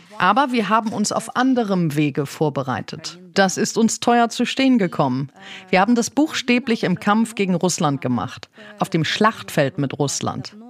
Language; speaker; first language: German; non-native, fluent; Ukrainian